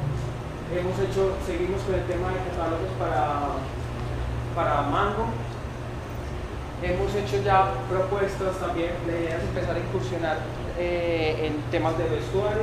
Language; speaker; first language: Spanish; native; Spanish